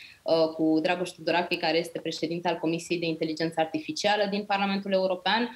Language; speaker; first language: Romanian; native; Romanian